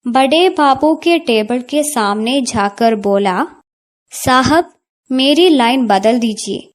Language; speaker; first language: Hindi; non-native, local second language; Malayalam